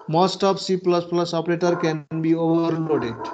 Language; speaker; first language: English; non-native, local second language; Nepali